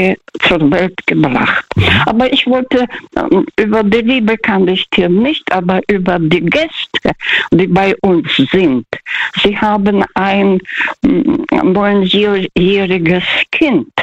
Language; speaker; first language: German; non-native, learner; Russian